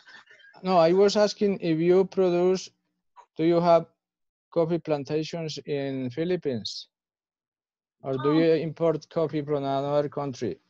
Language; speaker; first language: English; non-native, fluent; Spanish